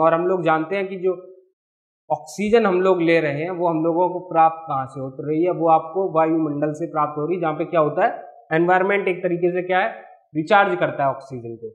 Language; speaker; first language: Hindi; native; Hindi